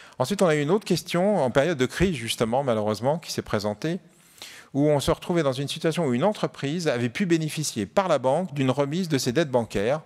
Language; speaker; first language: French; native; French